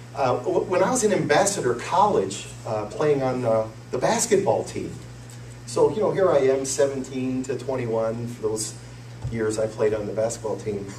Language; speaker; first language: English; native; English